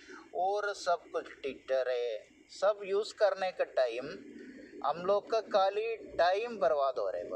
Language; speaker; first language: Hindi; non-native, local second language; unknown